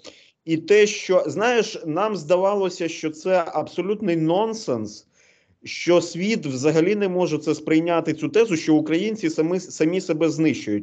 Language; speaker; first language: Ukrainian; native; Ukrainian